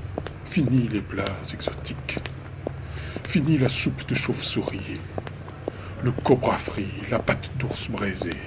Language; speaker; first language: French; native; French